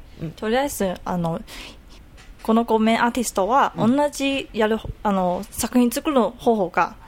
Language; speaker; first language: Japanese; non-native, learner; Cantonese